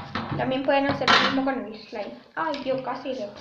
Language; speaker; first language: Spanish; native; Spanish